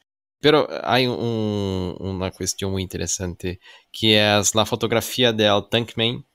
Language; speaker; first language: Spanish; non-native, fluent; Portuguese